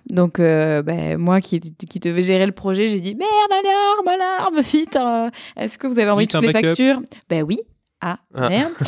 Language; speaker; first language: French; native; French